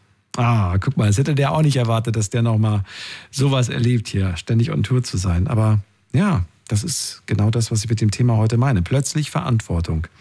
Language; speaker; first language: German; native; German